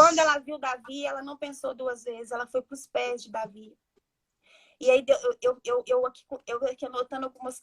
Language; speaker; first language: Portuguese; native; Portuguese